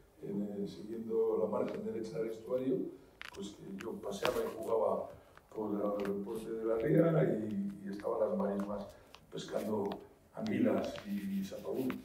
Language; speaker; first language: Spanish; native; Spanish